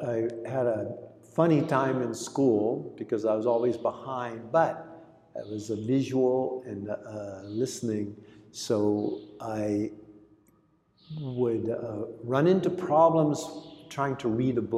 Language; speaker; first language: English; early bilingual, other home language; Greek